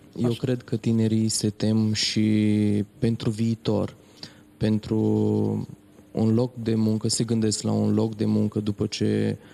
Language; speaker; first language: Romanian; native; Romanian